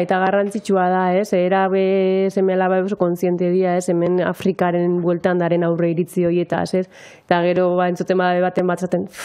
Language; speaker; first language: Basque; native; Basque